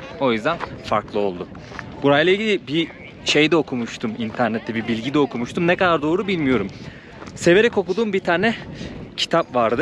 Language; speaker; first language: Turkish; native; Turkish